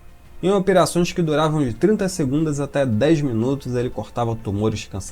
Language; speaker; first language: Portuguese; native; Portuguese